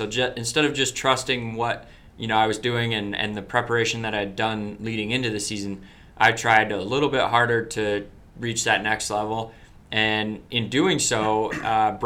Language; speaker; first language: English; native; English